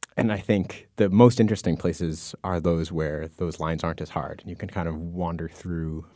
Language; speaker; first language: English; native; English